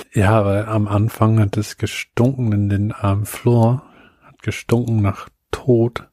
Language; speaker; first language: German; non-native, fluent; Bulgarian